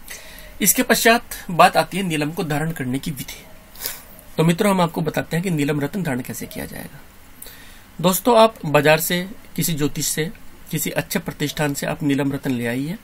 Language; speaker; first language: Hindi; native; Hindi